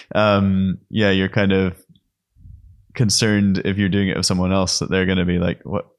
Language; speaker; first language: English; native; English